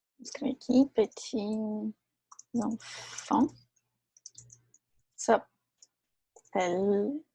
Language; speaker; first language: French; non-native, fluent; Portuguese